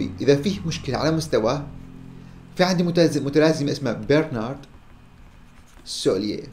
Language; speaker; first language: Arabic; native; Arabic